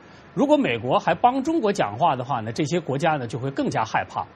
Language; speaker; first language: Chinese; native; Chinese